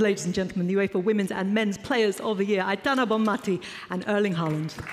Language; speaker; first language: English; native; English